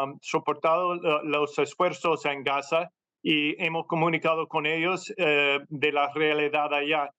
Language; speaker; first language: Spanish; non-native, fluent; English